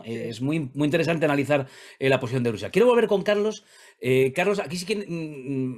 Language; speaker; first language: Spanish; native; Spanish